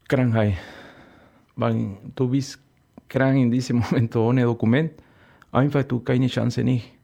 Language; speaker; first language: German; non-native, learner; Spanish